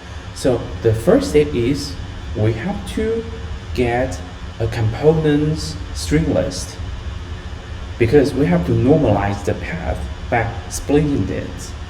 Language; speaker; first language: English; non-native, fluent; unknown